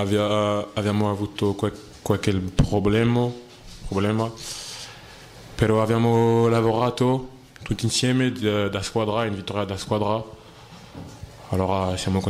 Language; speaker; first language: Italian; non-native, learner; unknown